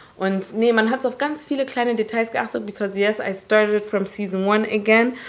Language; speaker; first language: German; early bilingual, other home language; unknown